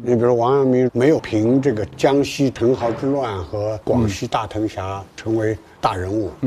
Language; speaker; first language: Chinese; native; Chinese